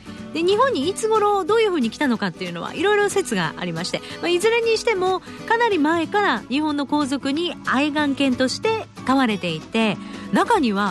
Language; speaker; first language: Japanese; native; Japanese